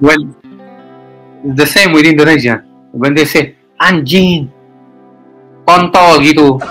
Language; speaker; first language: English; non-native, fluent; Hebrew